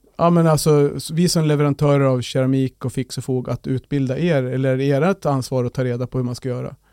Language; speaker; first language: Swedish; native; Swedish